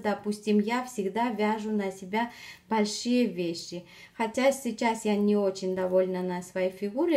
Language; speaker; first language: Russian; non-native, fluent; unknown